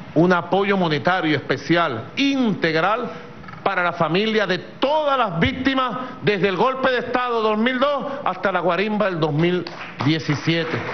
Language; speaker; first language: Spanish; native; Spanish